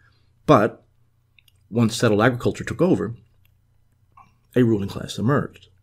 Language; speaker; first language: English; native; English